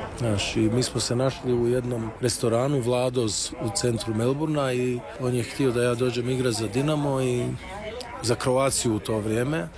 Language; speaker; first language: Croatian; early bilingual, heritage; Croatian